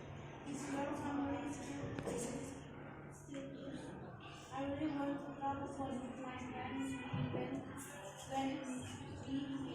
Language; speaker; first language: English; non-native, learner; Indonesian